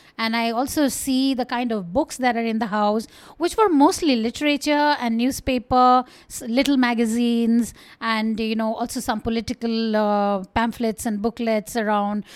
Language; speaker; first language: English; non-native, local second language; Bangla